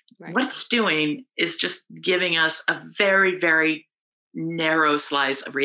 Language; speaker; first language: English; native; English